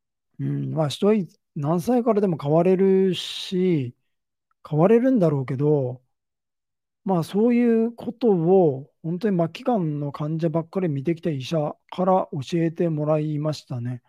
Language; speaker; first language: Japanese; native; Japanese